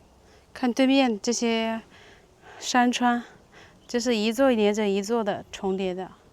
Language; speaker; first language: Chinese; native; Chinese